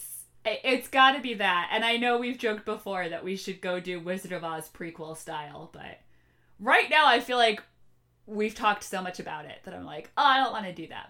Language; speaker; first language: English; native; English